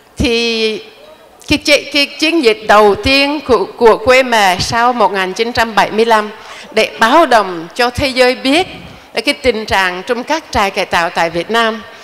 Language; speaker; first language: Vietnamese; non-native, fluent; English